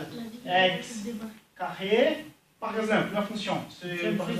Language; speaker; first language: French; non-native, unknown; Portuguese